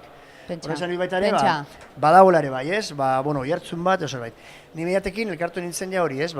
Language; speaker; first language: Basque; native; Basque